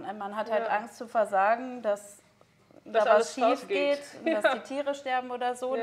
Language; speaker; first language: German; native; German